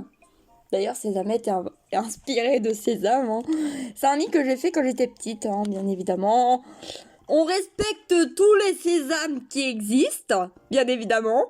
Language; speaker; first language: French; native; French